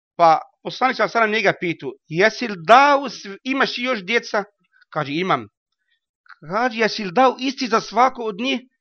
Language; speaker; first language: Bosnian; non-native, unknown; Arabic